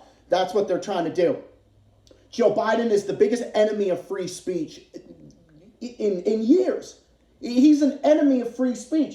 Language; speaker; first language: English; native; English